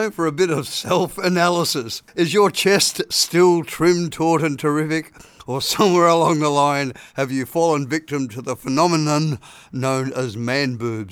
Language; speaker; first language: English; native; English